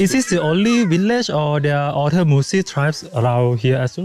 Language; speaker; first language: English; non-native, learner; Thai